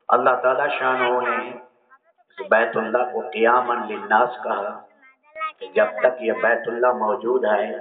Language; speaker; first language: Urdu; native; Urdu